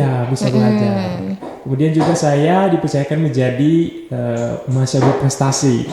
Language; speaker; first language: Indonesian; non-native, local second language; Nias